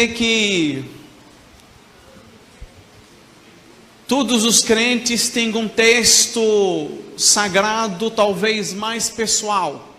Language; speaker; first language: Portuguese; non-native, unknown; Arabic